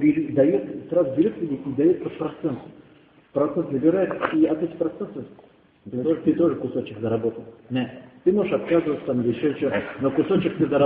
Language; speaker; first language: Russian; native; Russian